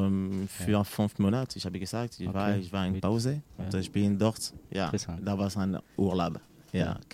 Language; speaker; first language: German; non-native, learner; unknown